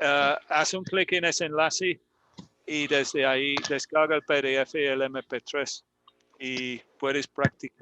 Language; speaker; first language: Spanish; non-native, fluent; English